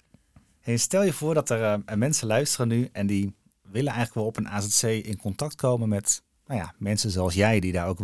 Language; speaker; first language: Dutch; native; Dutch